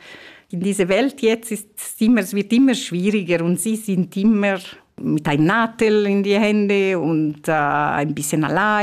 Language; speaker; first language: German; non-native, fluent; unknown